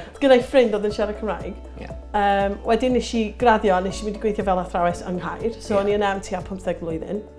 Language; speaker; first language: Welsh; non-native, local second language; English